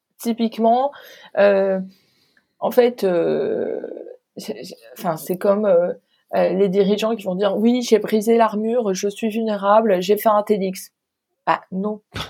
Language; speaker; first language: French; non-native, local second language; Arabic